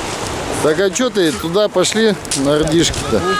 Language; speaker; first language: Russian; native; Russian